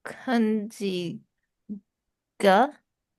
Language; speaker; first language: Japanese; non-native, learner; Indonesian